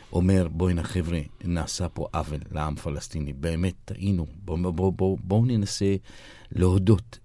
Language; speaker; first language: Hebrew; non-native, local second language; Arabic